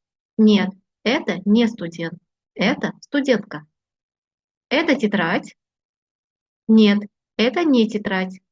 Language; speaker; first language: Russian; non-native, fluent; Uzbek